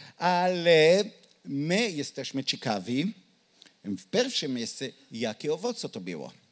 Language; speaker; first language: Polish; non-native, learner; Hebrew